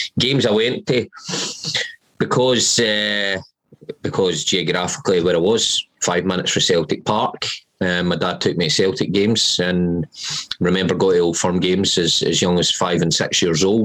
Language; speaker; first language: English; native; English